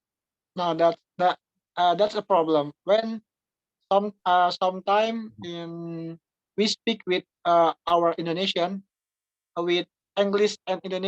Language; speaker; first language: English; non-native, learner; Indonesian